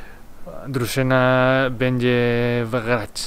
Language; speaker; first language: Polish; non-native, learner; Spanish